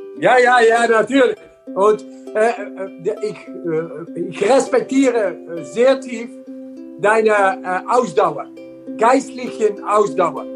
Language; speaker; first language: German; non-native, learner; Dutch